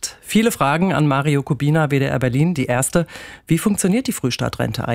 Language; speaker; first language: German; native; German